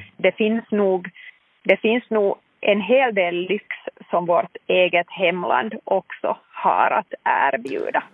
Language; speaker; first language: Swedish; native; Swedish